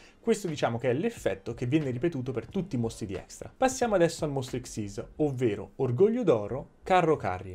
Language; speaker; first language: Italian; native; Italian